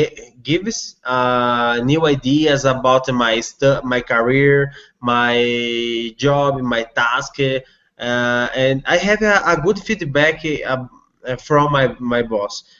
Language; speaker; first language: English; non-native, learner; Portuguese